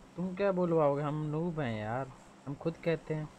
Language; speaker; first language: Hindi; native; Hindi